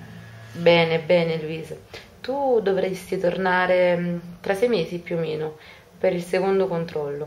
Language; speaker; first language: Italian; native; Italian